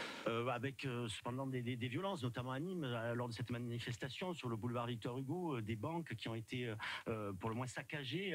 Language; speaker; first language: French; native; French